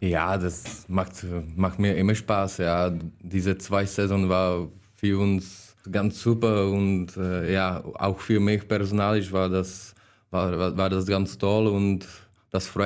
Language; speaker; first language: German; non-native, learner; Czech